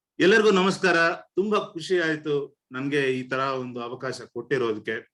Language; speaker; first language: Kannada; non-native, fluent; Telugu